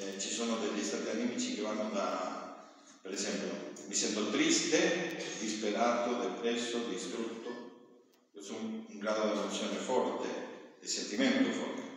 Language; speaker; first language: Italian; non-native, fluent; Spanish